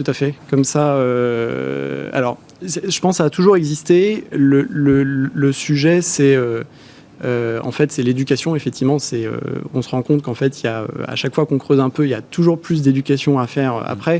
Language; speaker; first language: French; native; French